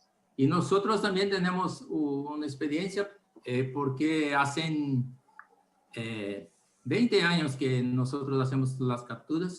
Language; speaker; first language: Spanish; non-native, learner; Portuguese